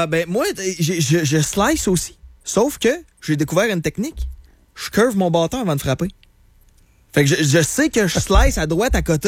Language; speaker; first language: French; native; French